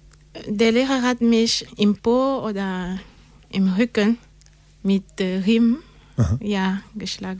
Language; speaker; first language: German; non-native, learner; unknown